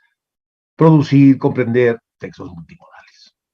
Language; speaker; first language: Spanish; native; Spanish